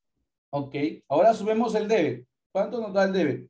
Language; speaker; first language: Spanish; native; Spanish